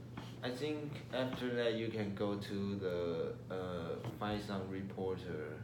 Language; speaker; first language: English; non-native, learner; Chinese